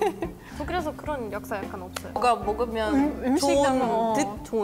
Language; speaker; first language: Korean; non-native, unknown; German